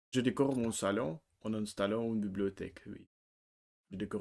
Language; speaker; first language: French; non-native, learner; Russian